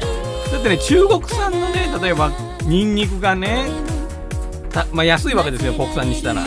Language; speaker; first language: Japanese; native; Japanese